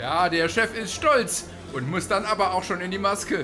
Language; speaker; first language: German; native; German